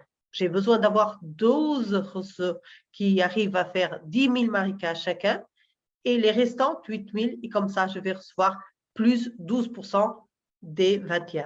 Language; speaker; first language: French; non-native, learner; Portuguese